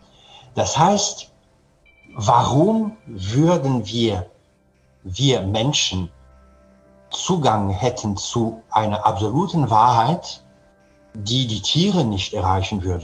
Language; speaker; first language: German; non-native, fluent; French